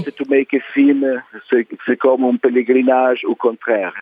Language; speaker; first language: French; non-native, learner; Italian